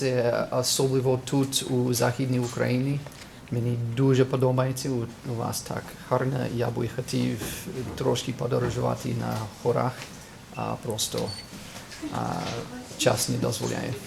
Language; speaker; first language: Ukrainian; non-native, fluent; English